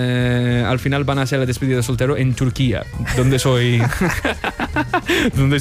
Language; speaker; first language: Spanish; non-native, fluent; English